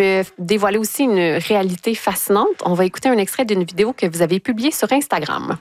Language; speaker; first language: French; native; French